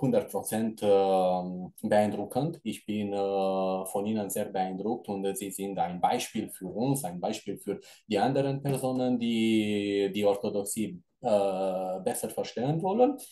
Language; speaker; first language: German; non-native, fluent; Romanian